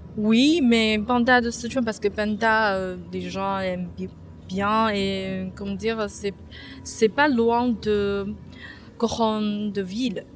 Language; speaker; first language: French; non-native, fluent; Chinese